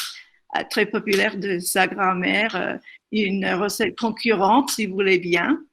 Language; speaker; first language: French; non-native, fluent; English